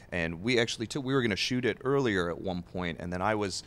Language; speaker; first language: English; native; English